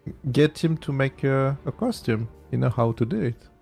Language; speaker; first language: English; non-native, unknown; French